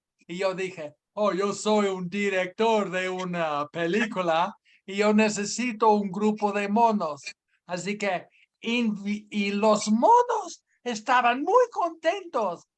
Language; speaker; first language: Spanish; non-native, fluent; English